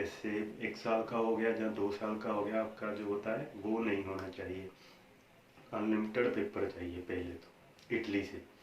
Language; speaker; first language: Hindi; non-native, local second language; Punjabi